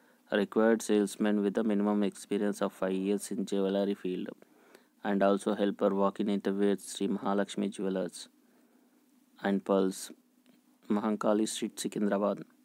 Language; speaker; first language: English; non-native, local second language; Telugu